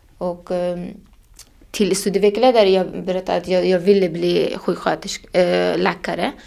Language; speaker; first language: Swedish; non-native, fluent; Persian